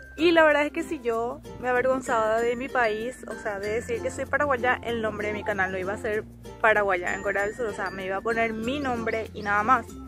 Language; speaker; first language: Spanish; native; Spanish